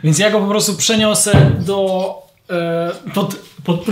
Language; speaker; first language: Polish; native; Polish